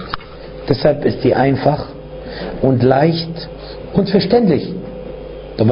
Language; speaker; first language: German; non-native, fluent; Arabic